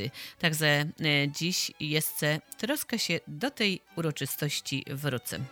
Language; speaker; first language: Polish; native; Polish